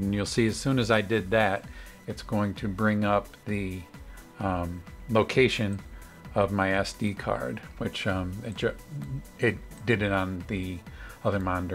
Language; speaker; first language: English; native; English